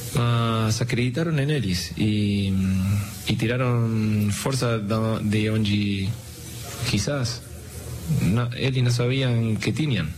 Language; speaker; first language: Portuguese; non-native, learner; Spanish